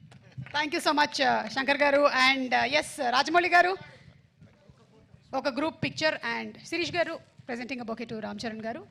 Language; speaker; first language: Telugu; native; Telugu